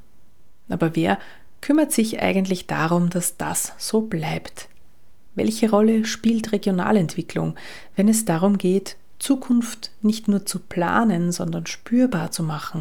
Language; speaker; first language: German; native; German